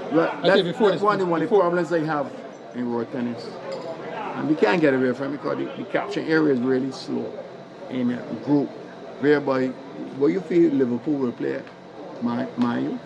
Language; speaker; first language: English; native; English